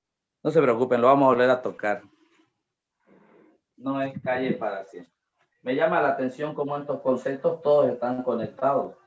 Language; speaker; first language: Spanish; native; Spanish